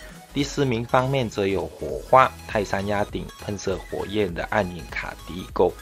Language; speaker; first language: Chinese; native; Chinese